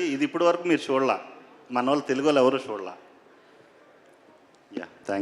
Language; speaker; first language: Telugu; native; Telugu